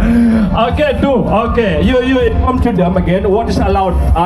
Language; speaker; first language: English; non-native, learner; Indonesian